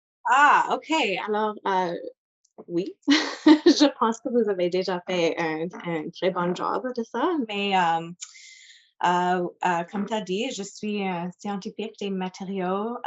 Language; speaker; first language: French; non-native, local second language; English